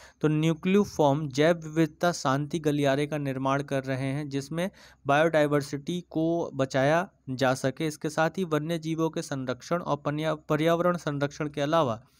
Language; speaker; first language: Hindi; native; Hindi